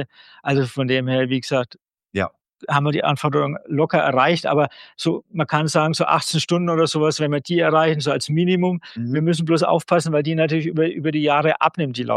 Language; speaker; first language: German; native; German